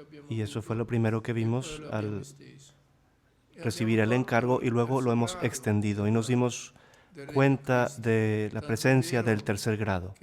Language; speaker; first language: Spanish; non-native, fluent; Italian